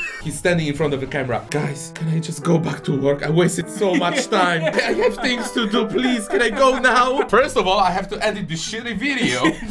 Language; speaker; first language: English; non-native, fluent; Polish